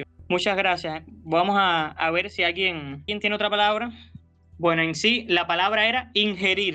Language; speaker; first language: Spanish; native; Spanish